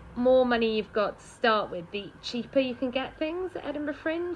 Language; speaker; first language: English; native; English